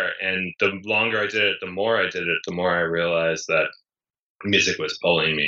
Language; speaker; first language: English; native; English